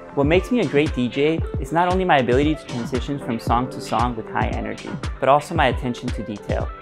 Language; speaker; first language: English; early bilingual, other home language; Spanish